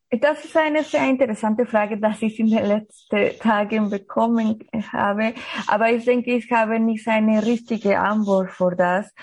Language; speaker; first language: German; non-native, learner; Spanish